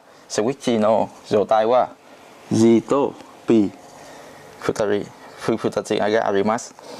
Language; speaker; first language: Japanese; non-native, learner; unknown